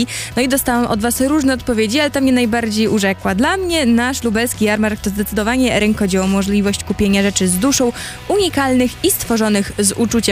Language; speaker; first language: Polish; native; Polish